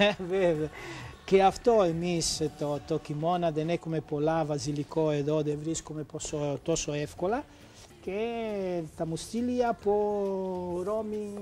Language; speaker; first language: Greek; non-native, learner; Italian